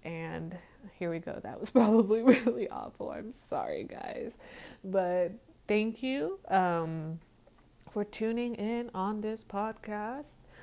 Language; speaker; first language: English; native; English